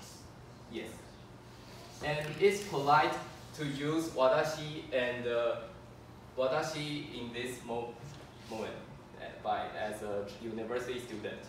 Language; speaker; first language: English; non-native, fluent; Chinese